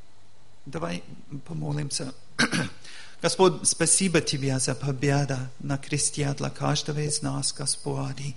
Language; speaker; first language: Russian; non-native, learner; English